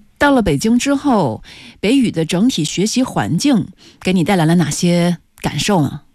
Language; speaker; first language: Chinese; native; Chinese